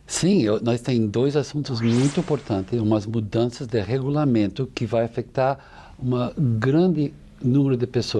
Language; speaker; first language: Portuguese; non-native, fluent; English